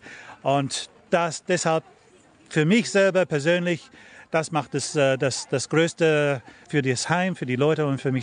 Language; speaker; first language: German; early bilingual, heritage; German